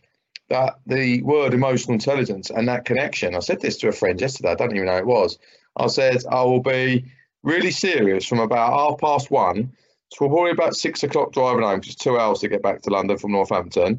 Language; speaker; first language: English; native; English